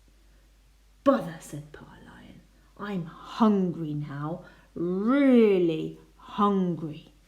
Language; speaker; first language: English; non-native, fluent; Spanish